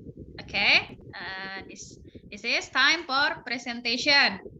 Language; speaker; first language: English; non-native, fluent; Indonesian